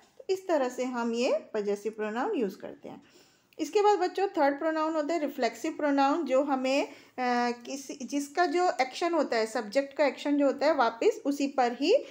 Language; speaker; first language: Hindi; native; Hindi